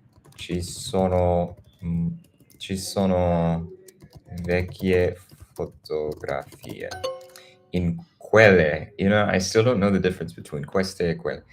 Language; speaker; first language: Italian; non-native, learner; English